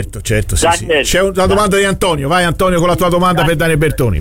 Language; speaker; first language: Italian; native; Italian